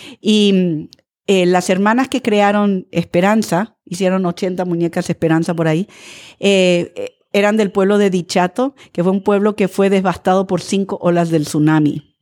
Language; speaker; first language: Spanish; early bilingual, other home language; English